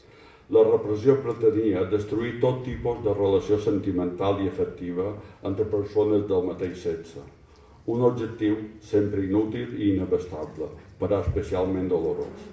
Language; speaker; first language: Catalan; native; Catalan